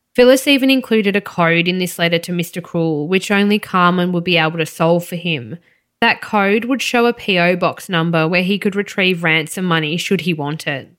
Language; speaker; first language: English; native; English